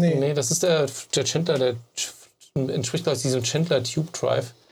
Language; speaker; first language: German; native; German